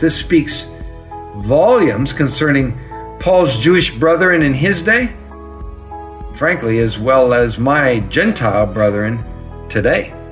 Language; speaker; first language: English; native; English